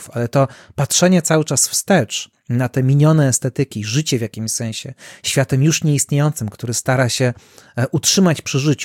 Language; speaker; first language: Polish; native; Polish